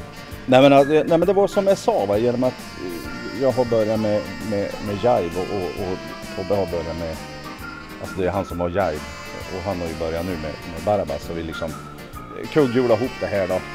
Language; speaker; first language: Swedish; native; Swedish